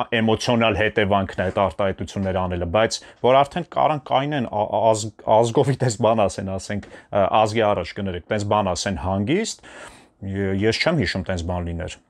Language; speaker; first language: Armenian; native; Armenian